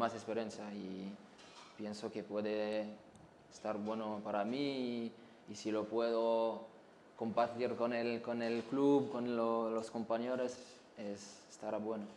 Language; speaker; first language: Spanish; non-native, learner; Arabic